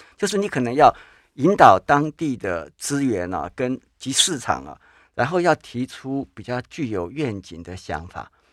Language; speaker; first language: Chinese; native; Chinese